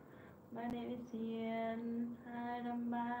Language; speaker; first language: English; non-native, learner; Vietnamese